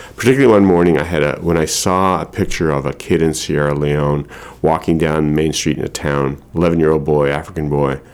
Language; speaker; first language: English; native; English